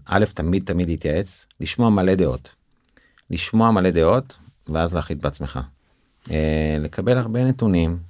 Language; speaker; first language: Hebrew; native; Hebrew